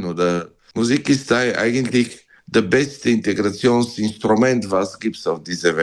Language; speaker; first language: German; non-native, learner; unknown